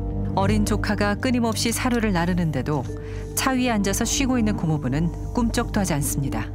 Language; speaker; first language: Korean; native; Korean